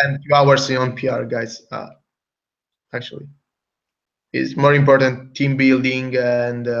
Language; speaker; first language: English; non-native, fluent; Italian